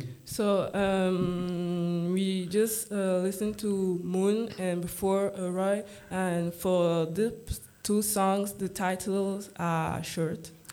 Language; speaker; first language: English; non-native, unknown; French